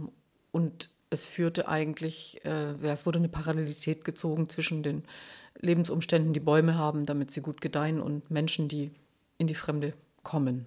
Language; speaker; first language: German; native; German